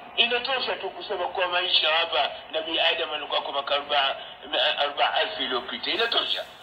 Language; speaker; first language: Swahili; native; Swahili